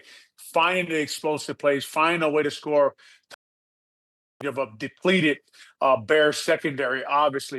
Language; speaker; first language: English; native; English